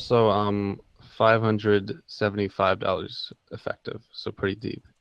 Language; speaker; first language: English; native; English